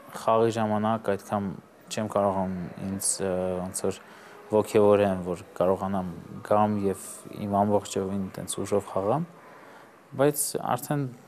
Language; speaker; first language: Armenian; native; Armenian